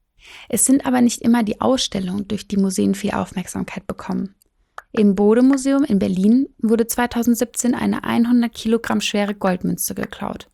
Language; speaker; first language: German; native; German